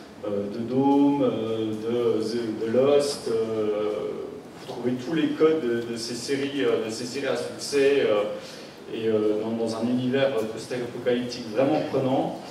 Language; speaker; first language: French; native; French